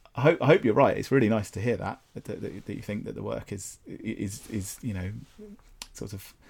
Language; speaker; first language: English; native; English